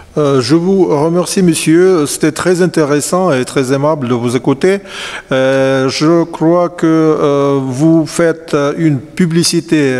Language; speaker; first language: French; non-native, fluent; Russian